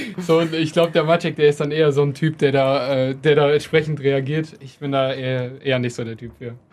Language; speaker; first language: German; native; German